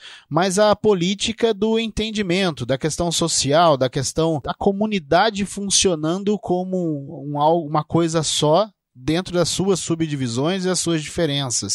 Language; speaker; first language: Portuguese; native; Portuguese